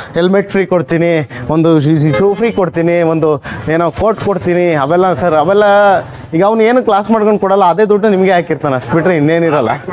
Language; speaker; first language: Kannada; native; Kannada